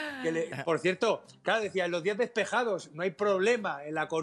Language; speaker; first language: Spanish; native; Spanish